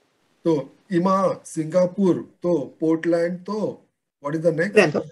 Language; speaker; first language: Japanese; non-native, learner; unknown